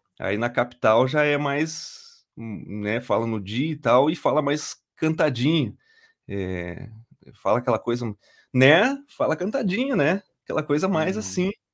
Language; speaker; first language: Portuguese; native; Portuguese